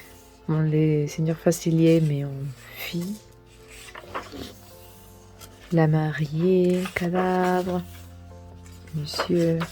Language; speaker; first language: French; non-native, learner; Spanish